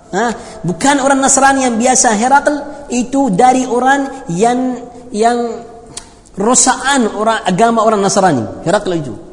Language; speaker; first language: Malay; non-native, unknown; Arabic